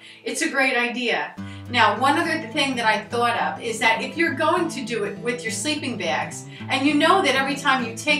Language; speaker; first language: English; native; English